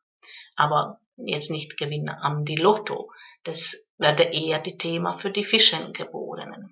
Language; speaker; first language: German; non-native, fluent; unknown